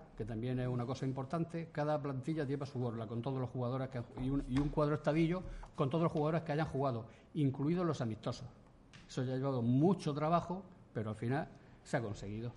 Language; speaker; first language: Spanish; native; Spanish